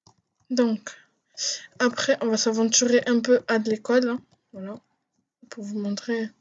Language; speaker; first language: French; native; French